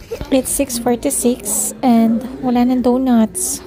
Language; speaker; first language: English; non-native, local second language; Filipino